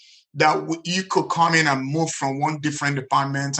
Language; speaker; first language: English; non-native, local second language; Igbo